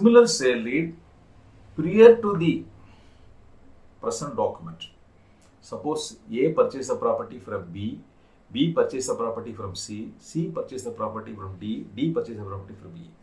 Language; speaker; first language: English; non-native, local second language; Tamil